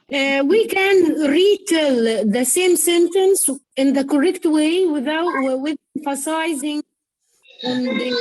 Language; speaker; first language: English; non-native, fluent; Arabic